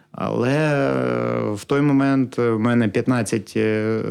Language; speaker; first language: Ukrainian; native; Ukrainian